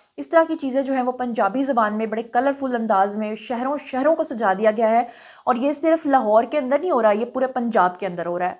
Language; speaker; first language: Urdu; non-native, local second language; Punjabi